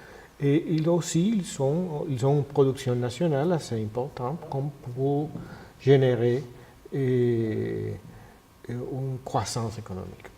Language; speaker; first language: French; non-native, fluent; Spanish